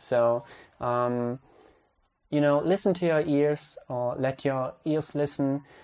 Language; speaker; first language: English; non-native, fluent; Hungarian